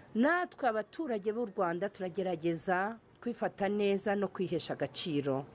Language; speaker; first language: Kinyarwanda; early bilingual, heritage; Kinyarwanda